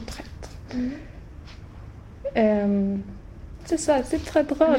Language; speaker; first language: French; non-native, learner; Swedish